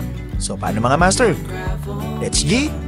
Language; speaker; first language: Filipino; native; Filipino